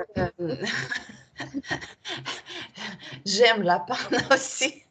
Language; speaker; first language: French; non-native, learner; Russian